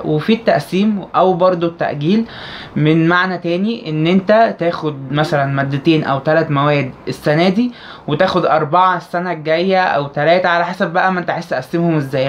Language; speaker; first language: Arabic; native; Arabic